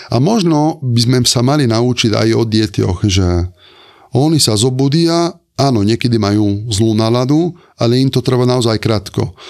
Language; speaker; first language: Slovak; non-native, fluent; Italian